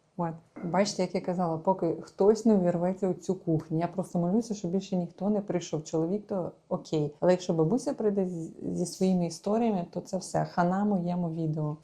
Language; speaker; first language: Ukrainian; non-native, local second language; Russian